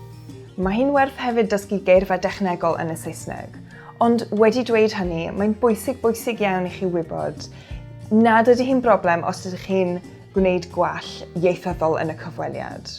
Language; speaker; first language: Welsh; native; Welsh